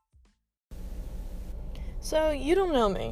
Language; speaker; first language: English; native; English